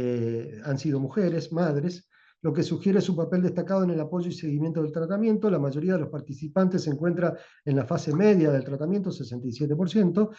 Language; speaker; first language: Spanish; native; Spanish